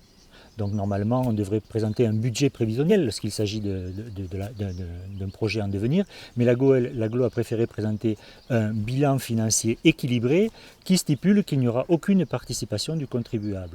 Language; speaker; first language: French; native; French